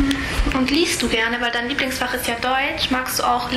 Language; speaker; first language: German; native; German